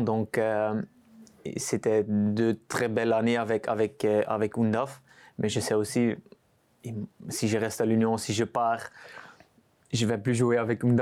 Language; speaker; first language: French; non-native, local second language; Dutch